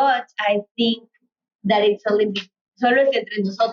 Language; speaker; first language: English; non-native, learner; Spanish